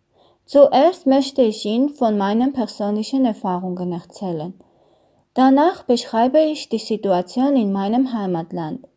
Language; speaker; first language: German; non-native, learner; Armenian